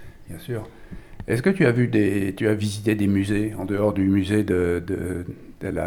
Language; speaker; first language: French; native; French